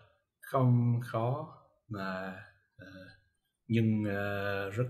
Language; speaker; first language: Vietnamese; non-native, learner; English